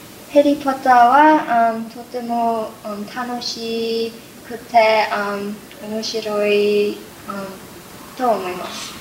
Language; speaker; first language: Japanese; non-native, learner; English